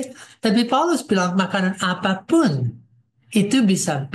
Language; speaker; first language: Indonesian; non-native, fluent; English